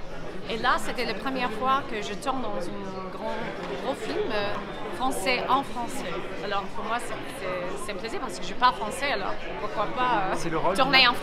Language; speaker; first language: French; non-native, fluent; English